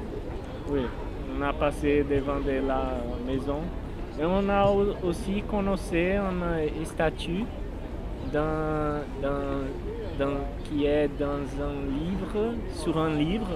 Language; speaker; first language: French; non-native, learner; Portuguese